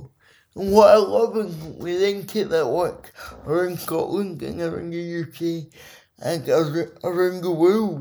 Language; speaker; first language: English; native; English